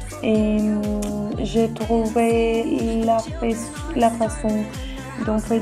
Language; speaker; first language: French; non-native, learner; Spanish